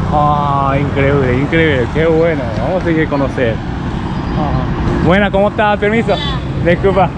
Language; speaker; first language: Spanish; non-native, learner; Japanese